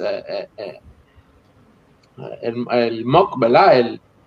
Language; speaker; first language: Spanish; native; Spanish